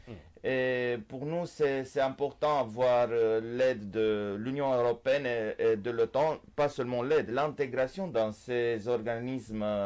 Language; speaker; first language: French; non-native, fluent; Romanian